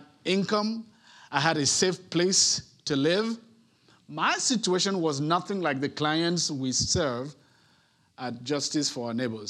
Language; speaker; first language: English; non-native, local second language; Ibibio